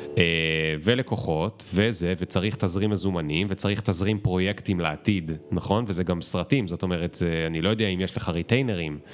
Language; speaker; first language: Hebrew; native; Hebrew